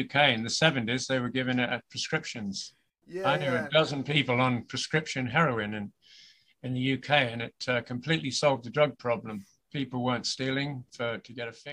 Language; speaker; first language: English; native; English